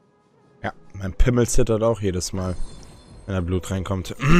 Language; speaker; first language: German; native; German